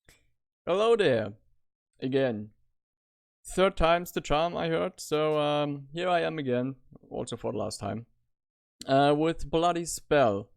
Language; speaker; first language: English; non-native, fluent; German